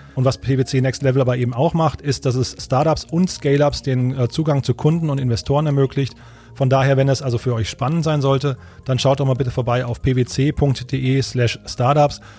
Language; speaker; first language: German; native; German